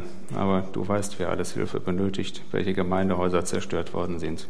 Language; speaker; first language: German; native; German